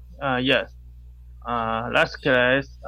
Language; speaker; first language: English; non-native, learner; Chinese